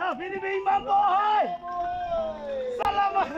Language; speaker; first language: Filipino; non-native, learner; Vietnamese